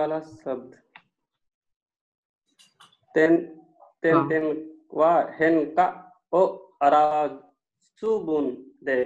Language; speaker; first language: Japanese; non-native, learner; Hindi